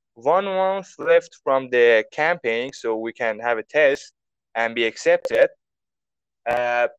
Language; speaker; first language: English; non-native, fluent; Persian